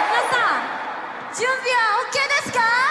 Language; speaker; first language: Japanese; non-native, fluent; Korean